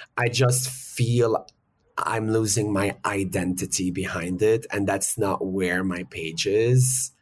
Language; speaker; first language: English; early bilingual, other home language; Arabic